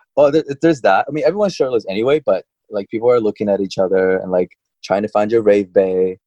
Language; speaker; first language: English; early bilingual, other home language; Chinese